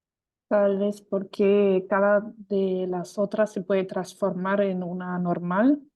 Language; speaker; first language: Spanish; non-native, learner; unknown